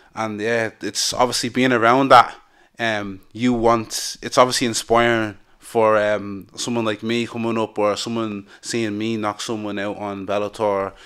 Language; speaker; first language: English; native; English